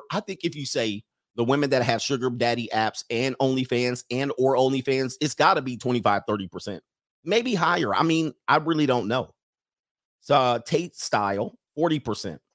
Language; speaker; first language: English; native; English